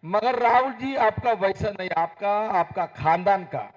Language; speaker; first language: Hindi; non-native, local second language; Telugu